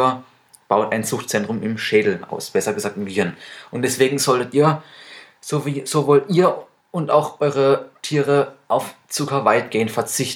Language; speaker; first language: German; native; German